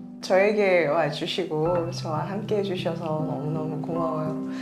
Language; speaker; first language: Korean; native; Korean